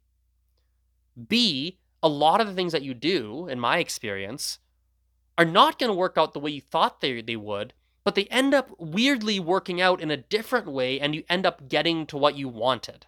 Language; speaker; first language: English; early bilingual, other home language; Gujarati